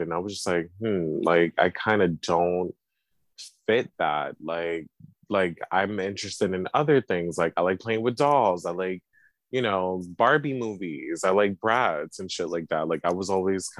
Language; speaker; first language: English; native; English